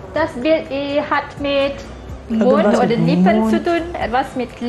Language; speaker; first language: German; non-native, fluent; Malay